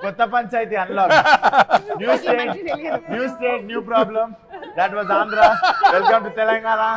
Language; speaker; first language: Telugu; native; Telugu